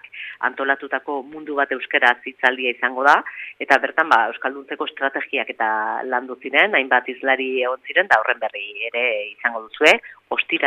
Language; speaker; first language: Basque; native; Basque